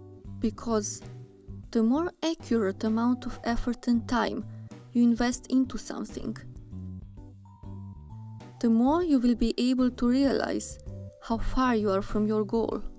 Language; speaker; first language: English; non-native, fluent; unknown